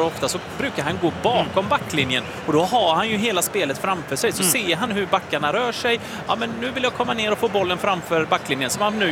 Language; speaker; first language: Swedish; native; Swedish